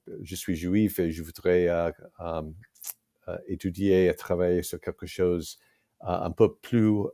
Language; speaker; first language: French; non-native, fluent; English